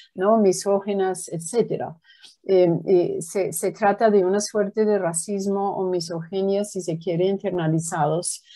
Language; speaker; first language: Spanish; non-native, fluent; English